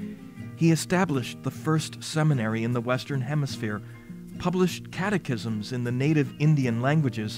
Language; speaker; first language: English; native; English